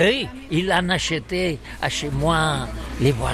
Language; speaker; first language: French; non-native, learner; Catalan